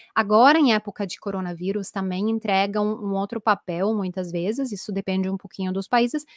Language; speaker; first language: Portuguese; non-native, fluent; Italian